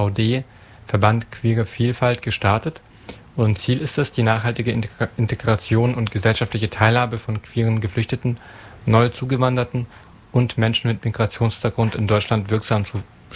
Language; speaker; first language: German; native; German